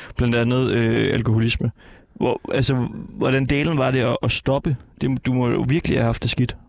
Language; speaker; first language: Danish; native; Danish